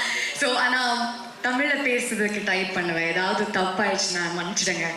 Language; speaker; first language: Tamil; non-native, learner; Kannada